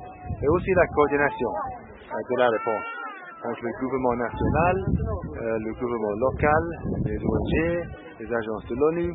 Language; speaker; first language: French; non-native, fluent; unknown